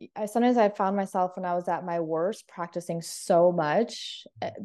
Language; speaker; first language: English; native; English